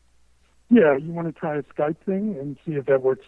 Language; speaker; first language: English; native; English